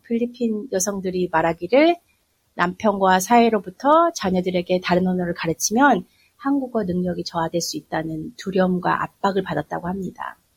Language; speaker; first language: Korean; native; Korean